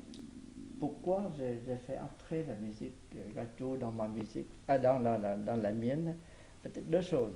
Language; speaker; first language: French; non-native, fluent; Vietnamese